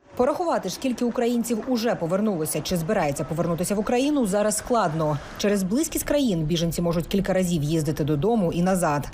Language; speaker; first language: Ukrainian; native; Ukrainian